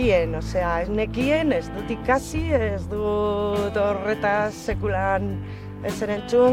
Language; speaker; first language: Basque; non-native, local second language; Spanish